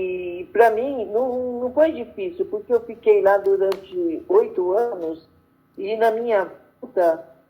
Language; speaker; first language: Portuguese; early bilingual, other home language; Arabic